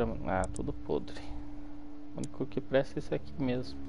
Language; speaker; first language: Portuguese; native; Portuguese